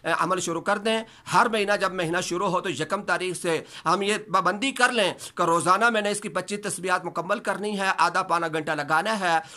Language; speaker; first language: Urdu; native; Urdu